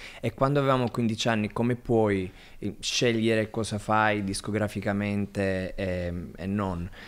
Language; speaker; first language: Italian; native; Italian